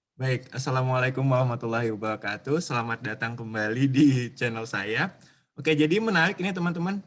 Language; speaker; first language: Indonesian; native; Indonesian